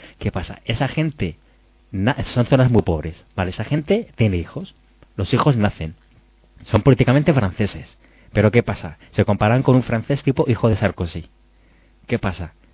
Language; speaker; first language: Spanish; native; Spanish